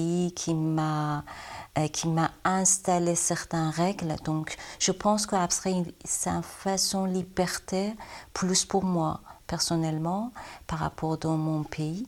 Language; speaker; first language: French; non-native, learner; Persian